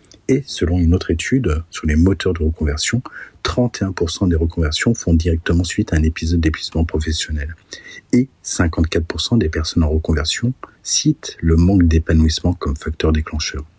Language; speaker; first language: French; native; French